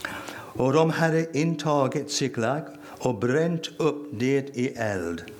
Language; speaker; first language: Swedish; non-native, fluent; English